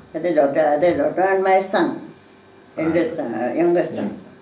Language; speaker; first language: English; non-native, local second language; Hindi